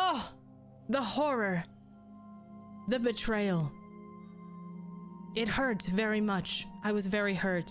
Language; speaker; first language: English; native; English